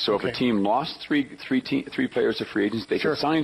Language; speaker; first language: English; native; English